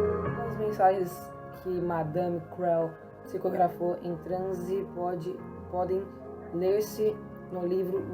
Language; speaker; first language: Portuguese; native; Portuguese